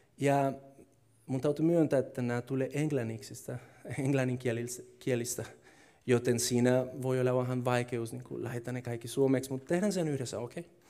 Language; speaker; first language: Finnish; non-native, fluent; Spanish